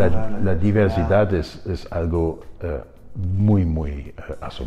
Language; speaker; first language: Spanish; non-native, fluent; German